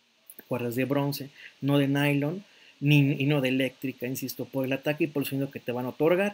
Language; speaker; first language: Spanish; native; Spanish